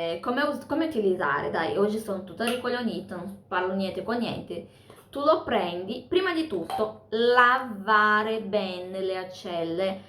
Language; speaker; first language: Italian; non-native, fluent; Portuguese